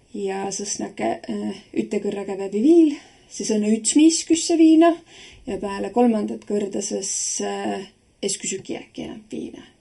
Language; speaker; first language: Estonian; native; Estonian